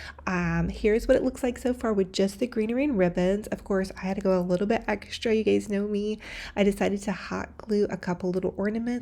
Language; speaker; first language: English; native; English